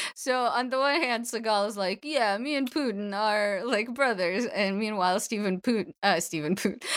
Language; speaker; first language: English; early bilingual, other home language; Russian